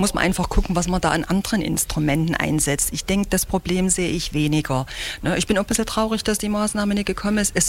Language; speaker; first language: German; native; German